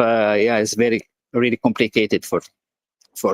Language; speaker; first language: English; non-native, learner; Italian